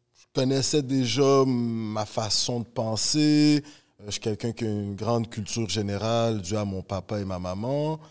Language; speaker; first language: French; native; French